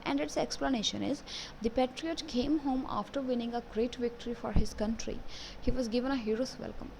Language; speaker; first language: English; non-native, local second language; Punjabi